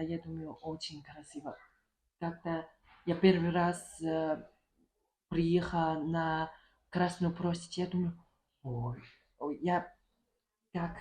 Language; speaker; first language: Russian; non-native, learner; Chinese